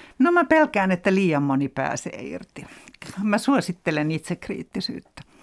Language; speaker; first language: Finnish; native; Finnish